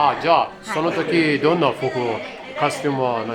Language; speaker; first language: Japanese; non-native, learner; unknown